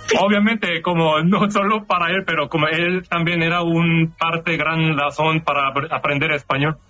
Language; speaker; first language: Spanish; non-native, learner; Korean